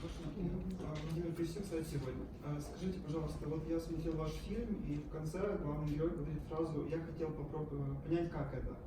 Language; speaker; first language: Russian; native; Russian